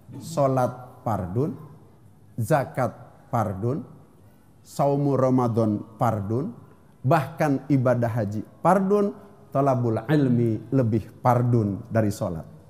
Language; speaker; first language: Indonesian; non-native, local second language; Sundanese